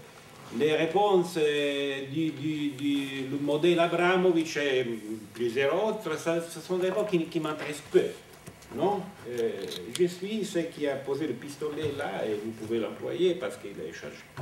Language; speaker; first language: French; non-native, fluent; Italian